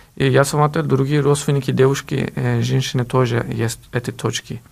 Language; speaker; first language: Russian; non-native, learner; Turkish